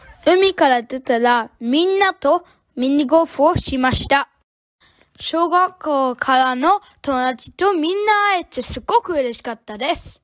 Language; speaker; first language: Japanese; non-native, fluent; English